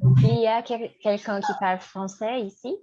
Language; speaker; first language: French; non-native, fluent; Portuguese